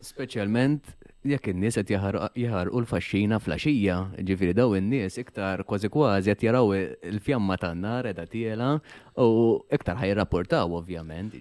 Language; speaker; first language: Maltese; native; Maltese